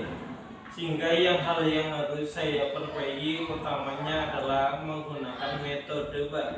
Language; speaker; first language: Indonesian; native; Indonesian